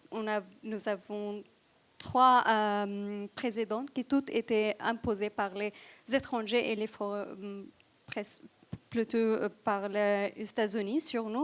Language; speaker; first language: French; non-native, fluent; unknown